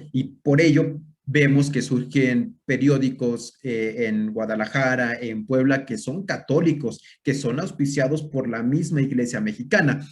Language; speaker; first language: Spanish; native; Spanish